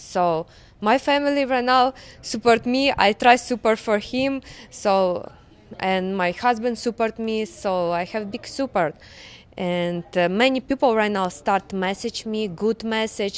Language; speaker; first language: English; non-native, learner; Ukrainian